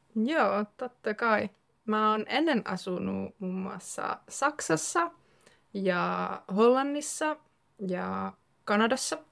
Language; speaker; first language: Finnish; native; Finnish